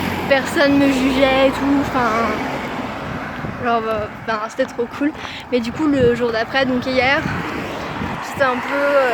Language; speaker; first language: French; native; French